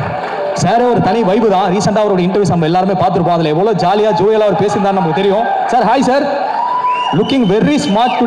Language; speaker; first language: Tamil; native; Tamil